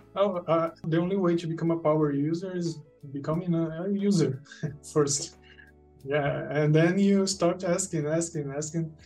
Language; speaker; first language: English; non-native, fluent; Portuguese